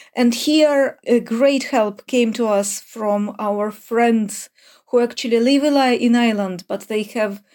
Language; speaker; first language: English; non-native, fluent; Ukrainian